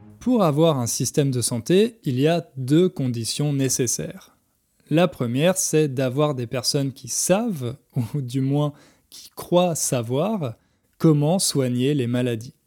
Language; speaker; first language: French; native; French